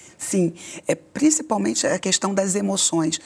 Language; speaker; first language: Portuguese; native; Portuguese